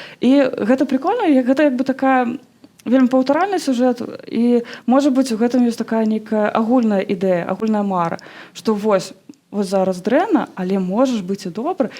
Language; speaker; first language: Belarusian; non-native, local second language; Russian